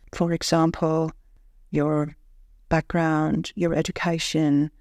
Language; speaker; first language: English; non-native, fluent; Armenian